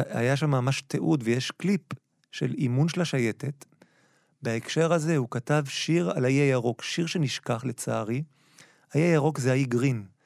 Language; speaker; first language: Hebrew; native; Hebrew